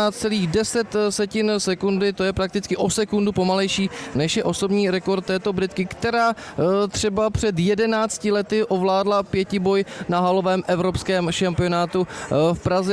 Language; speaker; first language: Czech; native; Czech